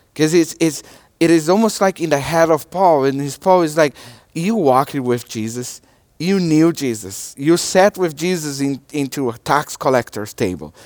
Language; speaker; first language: English; non-native, learner; Portuguese